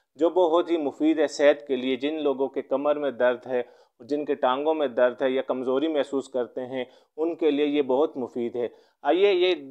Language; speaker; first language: Urdu; native; Urdu